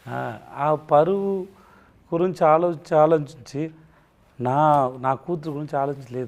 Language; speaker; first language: Telugu; non-native, learner; Tamil